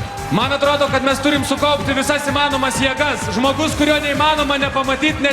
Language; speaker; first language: Lithuanian; native; Lithuanian